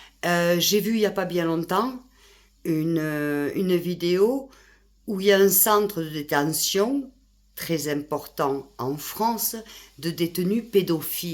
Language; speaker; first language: French; native; French